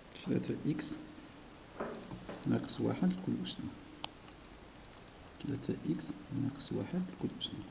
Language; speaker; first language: Arabic; native; Arabic